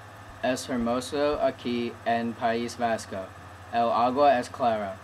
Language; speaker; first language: Spanish; non-native, learner; English